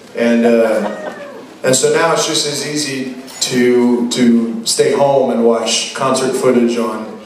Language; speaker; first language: English; native; English